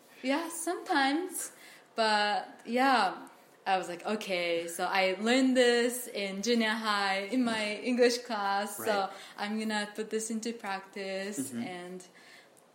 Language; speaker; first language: English; non-native, fluent; Japanese